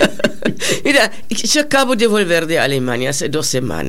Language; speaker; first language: Spanish; non-native, fluent; German